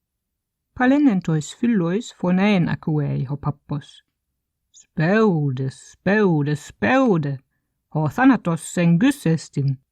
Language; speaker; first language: Greek; non-native, fluent; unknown